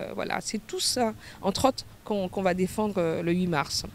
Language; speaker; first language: French; native; French